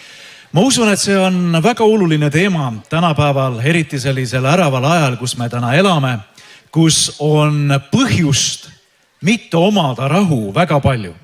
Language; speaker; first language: Estonian; native; Estonian